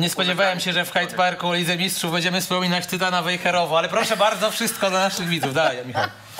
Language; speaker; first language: Polish; native; Polish